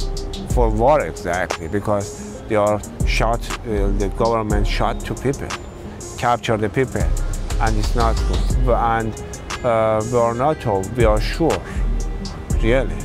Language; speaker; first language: English; non-native, learner; Persian